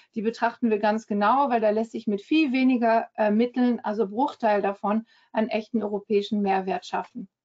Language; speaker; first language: German; early bilingual, heritage; German